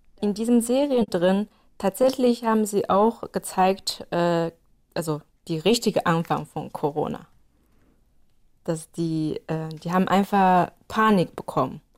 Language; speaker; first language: German; non-native, fluent; Chinese